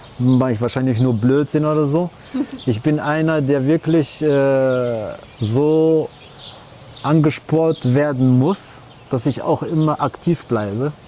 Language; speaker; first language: German; early bilingual, other home language; Arabic